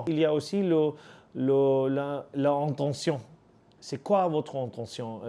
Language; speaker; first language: French; non-native, learner; Urdu